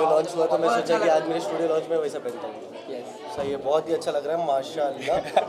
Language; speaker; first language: Hindi; native; Hindi